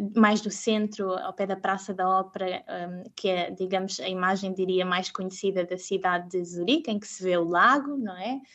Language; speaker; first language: Portuguese; native; Portuguese